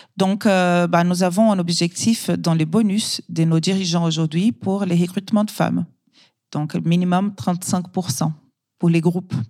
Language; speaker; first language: French; non-native, fluent; Portuguese